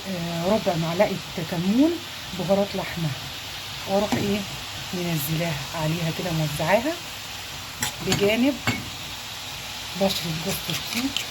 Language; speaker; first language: Arabic; native; Arabic